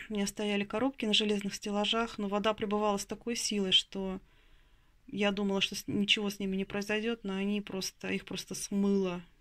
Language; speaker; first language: Russian; native; Russian